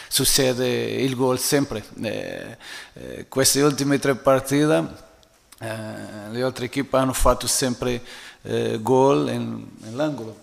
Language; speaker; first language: Italian; non-native, fluent; Portuguese